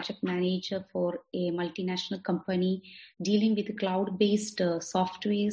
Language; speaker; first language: English; non-native, local second language; Malayalam